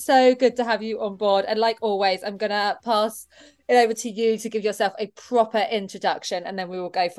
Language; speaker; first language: English; native; English